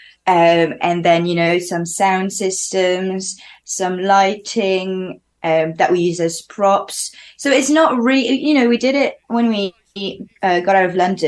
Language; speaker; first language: English; non-native, fluent; French